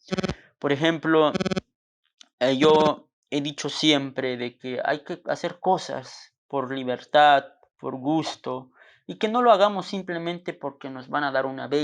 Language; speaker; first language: Spanish; non-native, local second language; Tzotzil